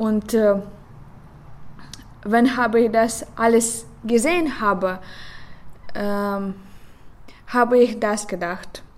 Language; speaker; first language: German; non-native, learner; Russian